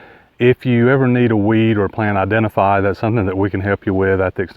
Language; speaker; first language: English; native; English